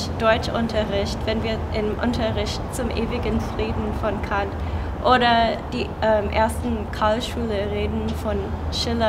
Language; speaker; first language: German; non-native, fluent; English